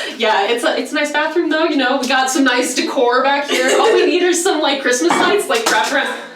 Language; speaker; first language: English; native; English